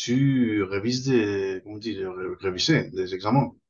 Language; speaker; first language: French; non-native, fluent; Spanish